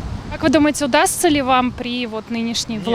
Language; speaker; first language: Russian; native; Russian